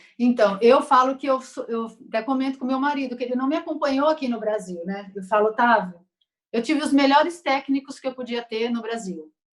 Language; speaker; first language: Portuguese; native; Portuguese